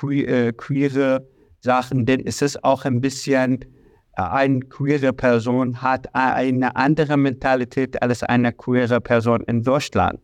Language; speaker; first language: German; non-native, learner; Arabic